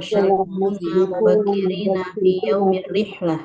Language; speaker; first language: Arabic; non-native, learner; Indonesian